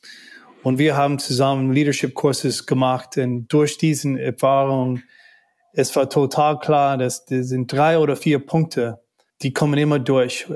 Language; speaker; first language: German; non-native, learner; English